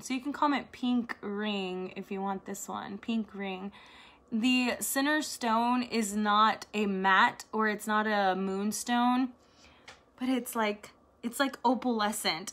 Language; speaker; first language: English; early bilingual, other home language; Spanish